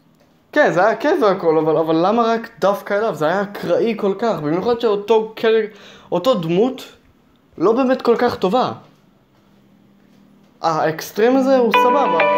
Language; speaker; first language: Hebrew; native; Hebrew